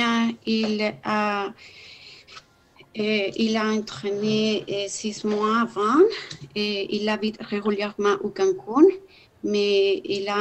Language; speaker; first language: French; non-native, learner; Spanish